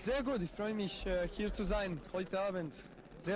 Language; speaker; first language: German; non-native, learner; Serbian